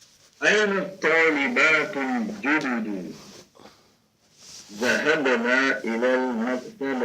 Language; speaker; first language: Arabic; non-native, learner; English